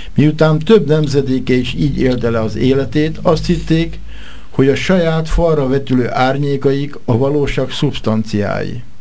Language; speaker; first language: Hungarian; native; Hungarian